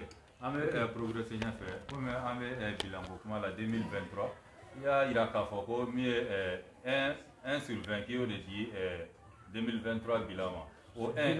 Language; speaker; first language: French; non-native, local second language; Bambara